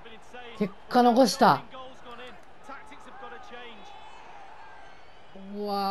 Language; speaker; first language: Japanese; native; Japanese